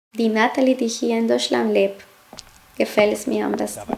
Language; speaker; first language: German; non-native, fluent; Spanish